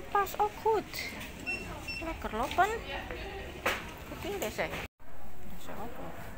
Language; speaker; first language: Dutch; non-native, learner; Indonesian